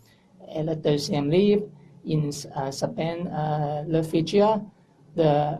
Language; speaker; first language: French; non-native, learner; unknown